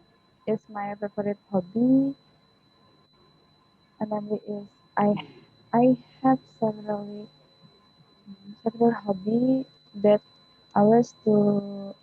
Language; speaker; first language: English; non-native, learner; Indonesian